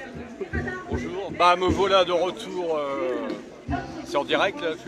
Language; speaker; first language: French; native; French